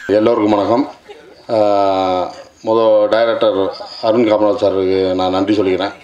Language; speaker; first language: Tamil; native; Tamil